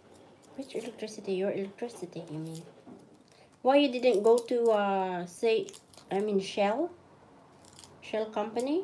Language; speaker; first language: English; non-native, local second language; Filipino